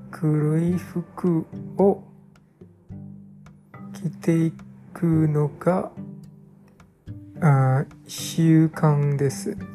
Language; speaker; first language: Japanese; non-native, learner; English